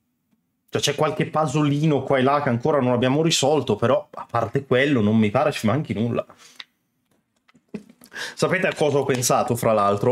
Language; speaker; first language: Italian; native; Italian